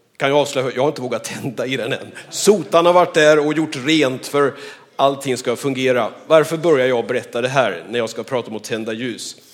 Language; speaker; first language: Swedish; native; Swedish